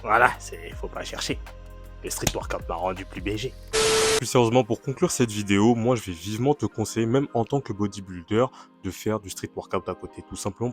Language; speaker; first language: French; native; French